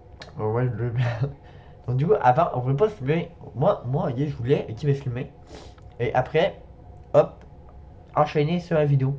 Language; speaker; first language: French; native; French